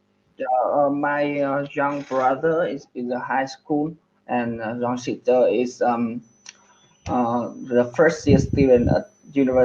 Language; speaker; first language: English; non-native, learner; Vietnamese